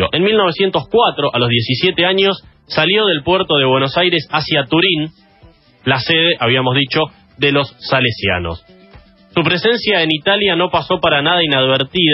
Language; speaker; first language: Spanish; native; Spanish